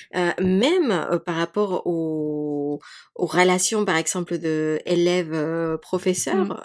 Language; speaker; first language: French; non-native, fluent; Spanish